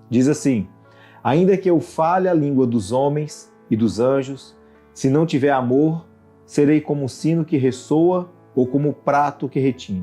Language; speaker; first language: Portuguese; native; Portuguese